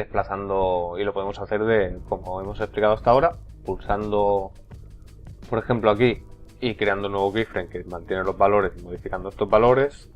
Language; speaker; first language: Spanish; native; Spanish